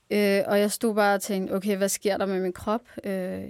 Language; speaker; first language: Danish; early bilingual, other home language; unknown